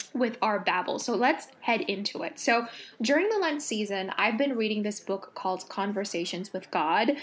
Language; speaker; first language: English; native; English